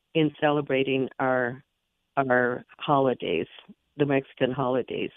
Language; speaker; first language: English; native; English